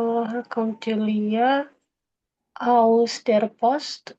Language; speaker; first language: German; non-native, learner; Indonesian